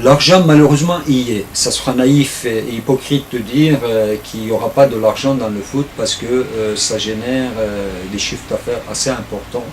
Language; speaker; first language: French; non-native, fluent; Turkish